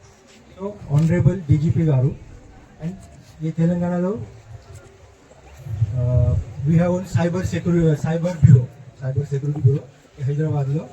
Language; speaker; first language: Telugu; non-native, learner; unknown